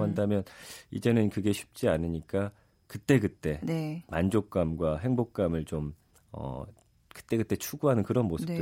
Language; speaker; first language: Korean; native; Korean